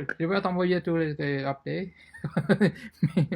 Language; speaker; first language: French; non-native, fluent; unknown